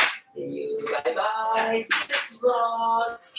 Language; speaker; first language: English; non-native, learner; Filipino